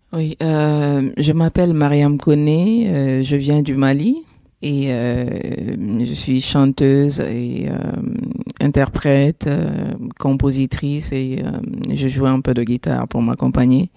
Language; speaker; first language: French; non-native, local second language; Bambara